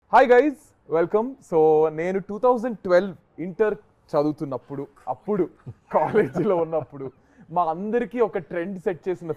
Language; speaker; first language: Telugu; native; Telugu